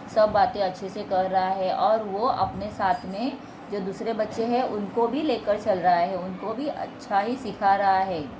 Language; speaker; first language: Hindi; non-native, local second language; Marathi